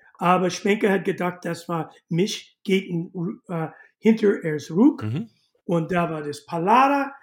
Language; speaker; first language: German; non-native, learner; English